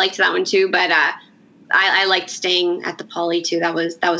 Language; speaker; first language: English; native; English